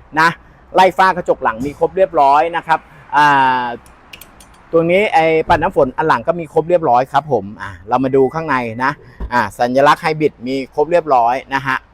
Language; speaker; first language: Thai; native; Thai